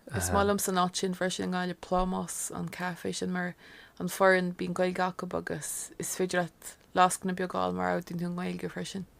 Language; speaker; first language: Irish; non-native, local second language; English